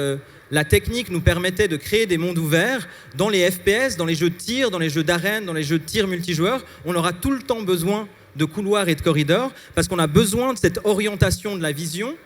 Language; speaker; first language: French; native; French